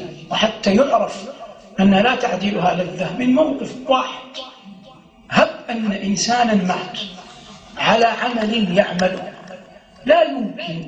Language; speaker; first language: Arabic; native; Arabic